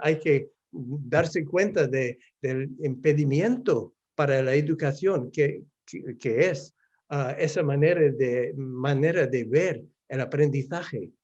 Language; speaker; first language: Spanish; non-native, fluent; English